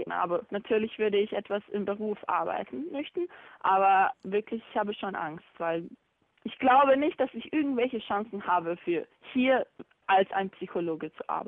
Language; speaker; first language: German; non-native, learner; Bosnian